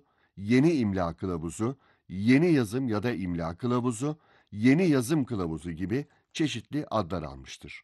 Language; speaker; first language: Turkish; native; Turkish